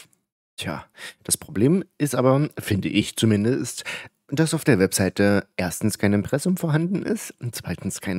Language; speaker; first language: German; native; German